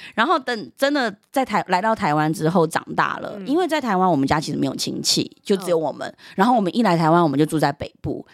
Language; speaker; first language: Chinese; early bilingual, heritage; Chinese